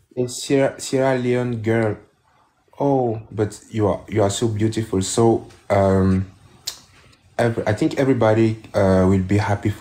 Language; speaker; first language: English; non-native, learner; French